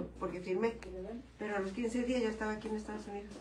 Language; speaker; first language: Spanish; native; Spanish